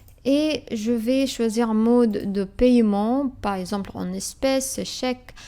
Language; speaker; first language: French; non-native, fluent; Arabic